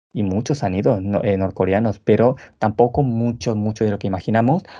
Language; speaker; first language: Spanish; native; Spanish